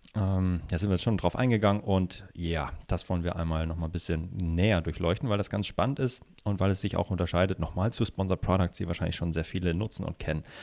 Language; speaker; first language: German; native; German